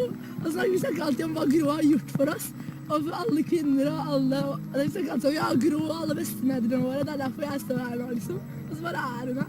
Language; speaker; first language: Norwegian; native; Norwegian